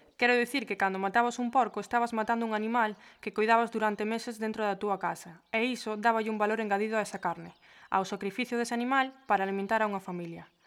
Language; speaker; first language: Galician; early bilingual, heritage; Galician